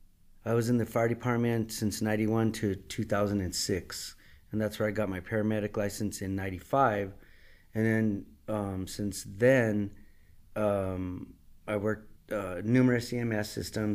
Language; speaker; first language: English; native; English